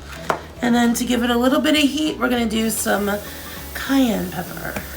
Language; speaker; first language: English; native; English